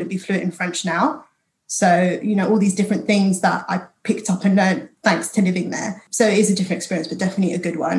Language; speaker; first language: English; native; English